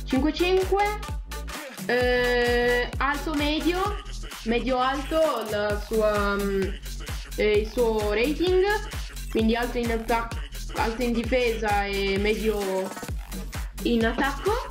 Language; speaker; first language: Italian; native; Italian